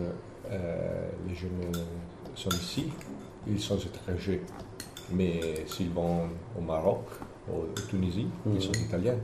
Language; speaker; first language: French; non-native, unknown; Italian